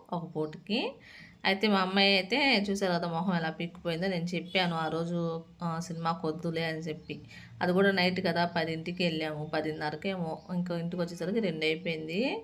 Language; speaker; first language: Telugu; native; Telugu